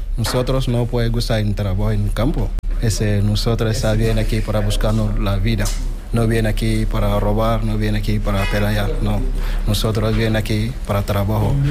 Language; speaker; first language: Spanish; non-native, learner; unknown